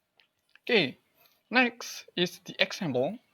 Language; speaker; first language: English; non-native, learner; Indonesian